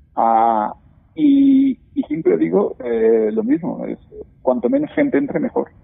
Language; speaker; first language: Spanish; native; Spanish